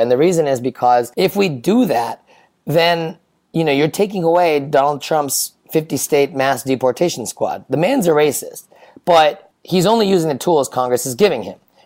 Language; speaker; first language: English; native; English